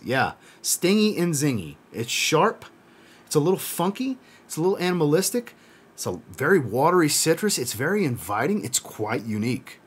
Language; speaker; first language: English; native; English